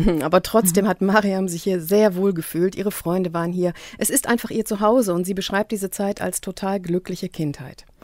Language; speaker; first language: German; native; German